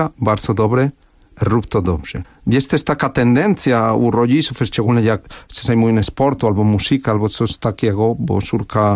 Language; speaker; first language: Polish; non-native, fluent; Spanish